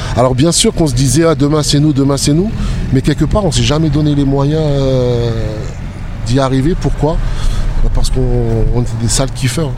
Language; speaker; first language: French; native; French